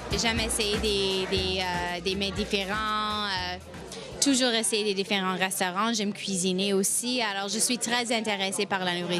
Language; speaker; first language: French; non-native, local second language; English